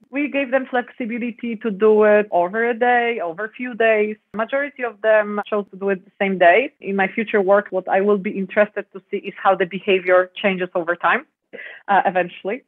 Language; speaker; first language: English; non-native, fluent; Polish